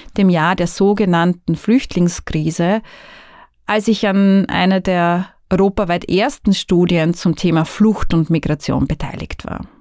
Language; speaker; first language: German; native; German